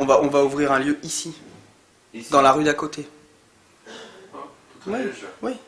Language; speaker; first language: French; native; French